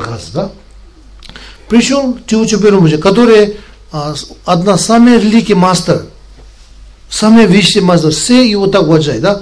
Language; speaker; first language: Russian; non-native, learner; Tibetan